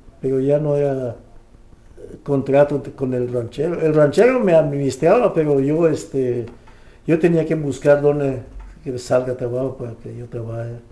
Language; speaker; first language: Spanish; native; Spanish